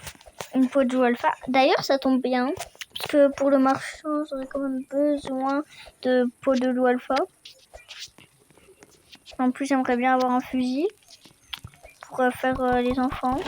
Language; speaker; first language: French; native; French